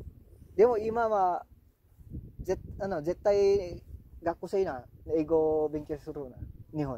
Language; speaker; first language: Japanese; non-native, learner; Filipino